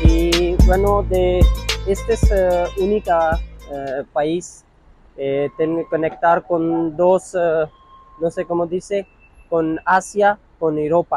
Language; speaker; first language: Spanish; non-native, learner; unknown